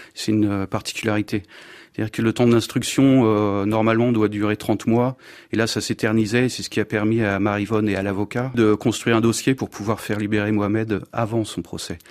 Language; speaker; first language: French; native; French